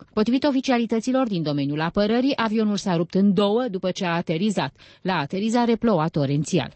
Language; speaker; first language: Romanian; native; Romanian